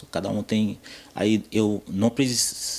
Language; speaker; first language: Portuguese; non-native, fluent; Haitian Creole